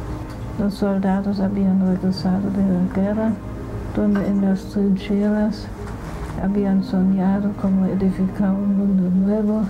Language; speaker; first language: Spanish; non-native, fluent; German